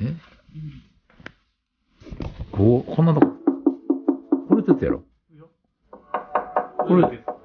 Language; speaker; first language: Japanese; native; Japanese